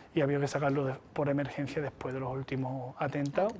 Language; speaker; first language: Spanish; native; Spanish